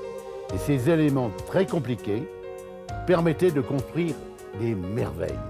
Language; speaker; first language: French; native; French